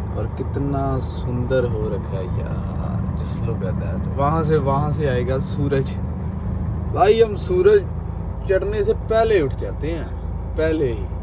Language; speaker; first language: Hindi; non-native, local second language; Punjabi